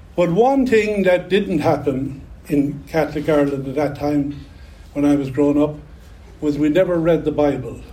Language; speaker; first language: English; native; English